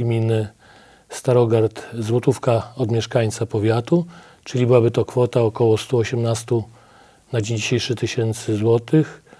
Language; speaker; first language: Polish; native; Polish